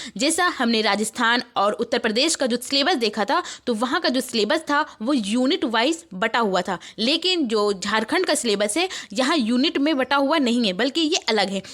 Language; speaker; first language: Urdu; native; Urdu